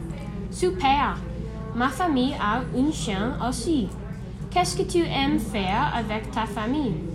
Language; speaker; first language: French; non-native, learner; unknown